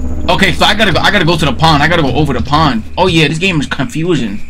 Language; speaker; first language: English; native; English